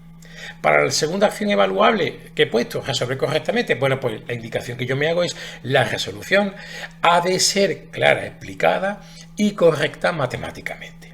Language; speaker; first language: Spanish; native; Spanish